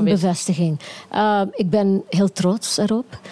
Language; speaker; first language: Dutch; non-native, local second language; Papiamento